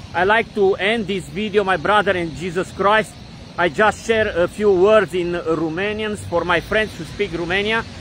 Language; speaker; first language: English; non-native, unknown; Romanian